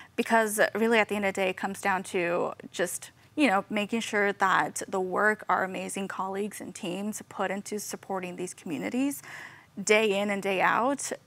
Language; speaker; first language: English; native; English